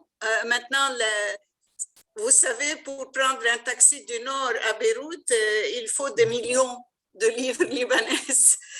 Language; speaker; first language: French; non-native, local second language; Arabic